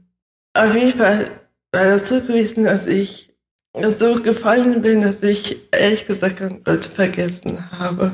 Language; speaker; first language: German; early bilingual, other home language; Russian